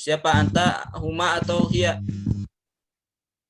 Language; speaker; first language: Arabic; non-native, fluent; Indonesian